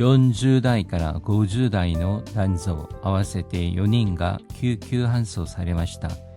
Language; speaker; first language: Japanese; non-native, fluent; Korean